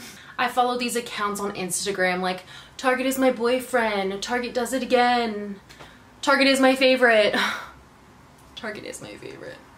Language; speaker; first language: English; native; English